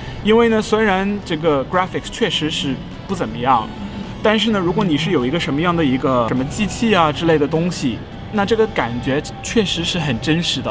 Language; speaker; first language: Chinese; non-native, fluent; English